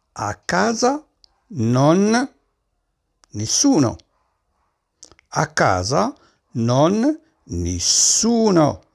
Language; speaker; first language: Italian; non-native, fluent; Arabic